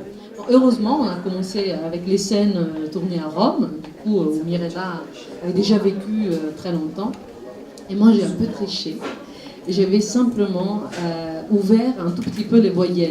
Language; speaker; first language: French; non-native, fluent; Italian